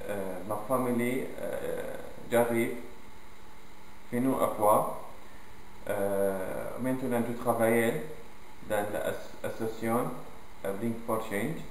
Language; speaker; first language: French; non-native, learner; Arabic